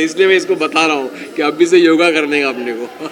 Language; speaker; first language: Hindi; native; Hindi